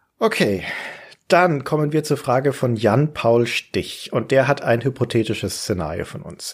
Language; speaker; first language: German; native; German